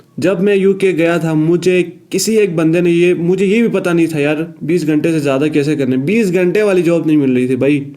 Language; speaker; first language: Urdu; non-native, local second language; Punjabi